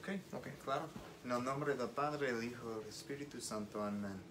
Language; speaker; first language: Spanish; non-native, learner; English